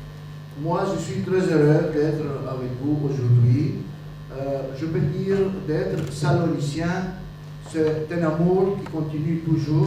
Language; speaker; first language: French; non-native, fluent; Greek